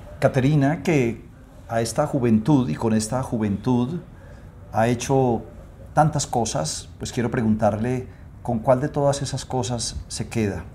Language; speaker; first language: Spanish; native; Spanish